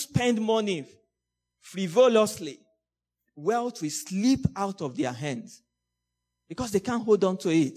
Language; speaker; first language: English; non-native, local second language; Yoruba